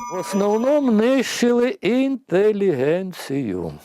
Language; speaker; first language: Ukrainian; non-native, fluent; Russian